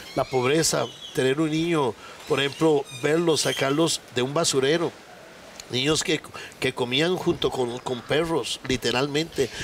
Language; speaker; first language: Spanish; native; Spanish